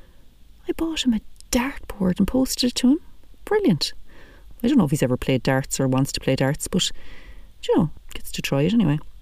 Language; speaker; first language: English; native; English